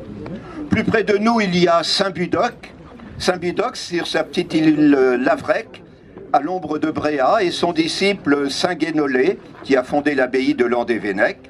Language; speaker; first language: French; native; French